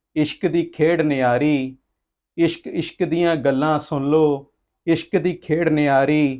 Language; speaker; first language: Hindi; non-native, local second language; Punjabi